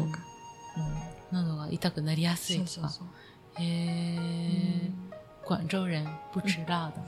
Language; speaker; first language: Chinese; non-native, learner; Japanese